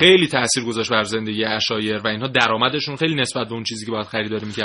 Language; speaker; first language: Persian; native; Persian